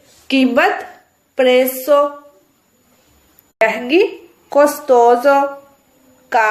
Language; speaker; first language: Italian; non-native, fluent; Urdu